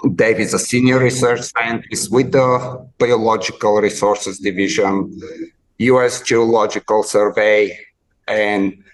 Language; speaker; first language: English; non-native, fluent; Bulgarian